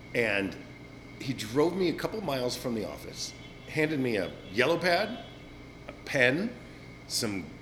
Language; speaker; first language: English; native; English